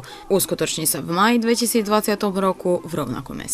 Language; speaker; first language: Slovak; native; Slovak